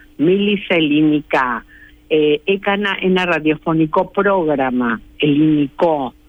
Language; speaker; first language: Greek; early bilingual, heritage; Greek